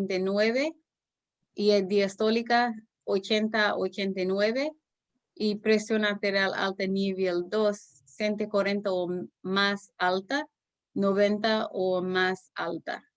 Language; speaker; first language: Spanish; non-native, learner; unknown